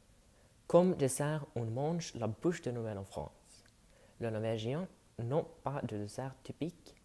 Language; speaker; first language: French; non-native, learner; Norwegian